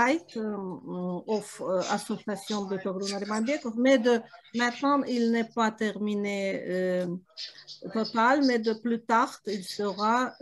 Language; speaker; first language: French; non-native, learner; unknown